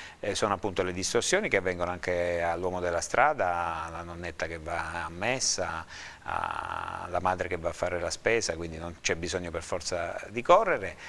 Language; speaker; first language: Italian; native; Italian